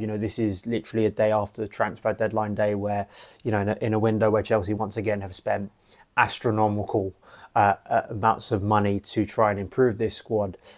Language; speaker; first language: English; native; English